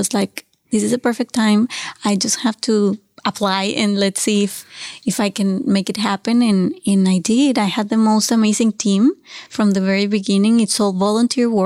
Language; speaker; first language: English; non-native, fluent; Spanish